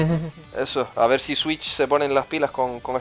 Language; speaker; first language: Spanish; native; Spanish